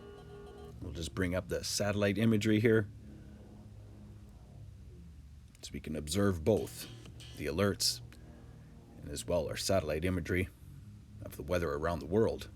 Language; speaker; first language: English; native; English